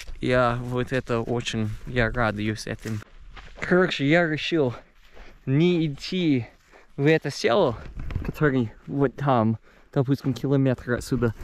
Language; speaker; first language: Russian; non-native, fluent; English